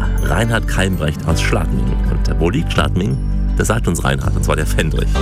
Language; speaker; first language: German; native; German